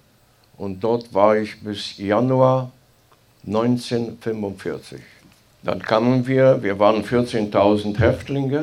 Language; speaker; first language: German; non-native, fluent; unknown